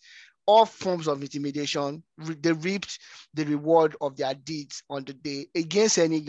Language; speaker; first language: English; non-native, local second language; Yoruba